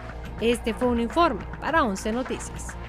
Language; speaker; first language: Spanish; native; Spanish